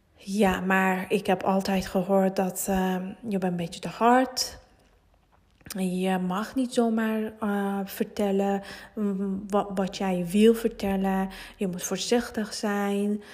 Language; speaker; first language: Dutch; non-native, fluent; Persian